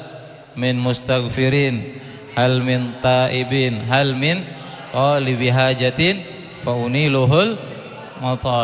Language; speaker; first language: Arabic; non-native, fluent; Indonesian